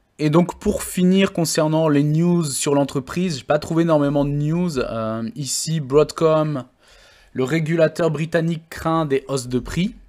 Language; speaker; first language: French; native; French